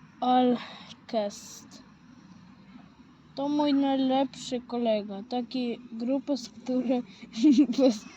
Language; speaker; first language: Polish; non-native, learner; Ukrainian